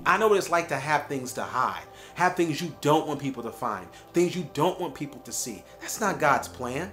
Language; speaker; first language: English; native; English